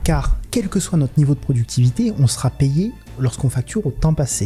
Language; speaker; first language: French; native; French